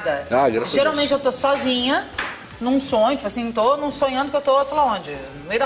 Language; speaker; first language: Portuguese; native; Portuguese